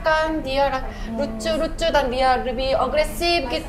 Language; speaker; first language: Indonesian; non-native, learner; Korean